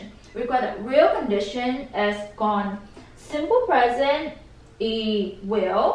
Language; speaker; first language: Spanish; non-native, learner; English